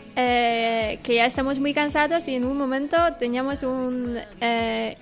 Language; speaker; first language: Spanish; non-native, learner; Polish